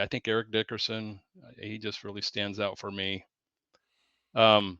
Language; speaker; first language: English; native; English